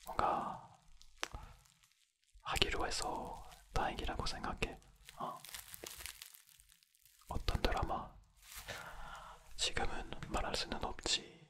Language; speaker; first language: Korean; non-native, fluent; French